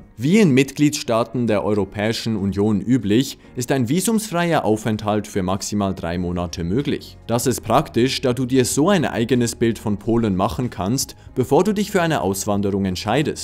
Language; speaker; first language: German; native; German